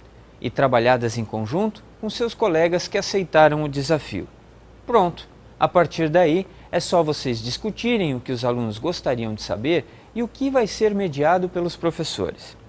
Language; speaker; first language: Portuguese; native; Portuguese